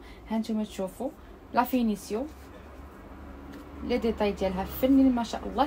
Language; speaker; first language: Arabic; native; Arabic